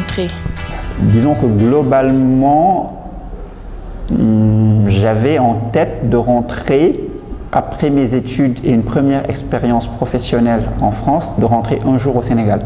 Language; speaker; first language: French; non-native, local second language; Wolof